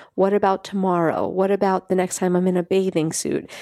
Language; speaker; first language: English; native; English